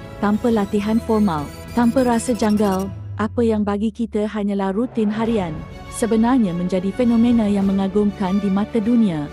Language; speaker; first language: Malay; native; Malay